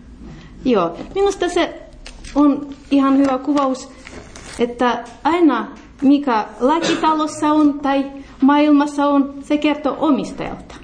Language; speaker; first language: Finnish; non-native, learner; Russian